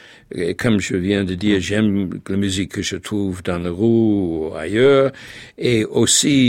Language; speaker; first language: French; non-native, fluent; English